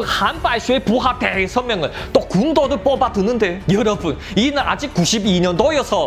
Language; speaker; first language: Korean; native; Korean